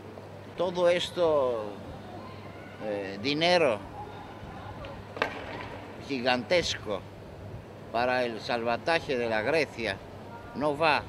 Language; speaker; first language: Spanish; non-native, fluent; Greek